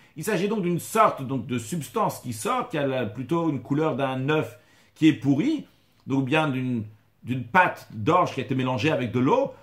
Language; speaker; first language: French; native; French